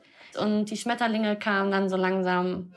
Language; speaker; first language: German; native; German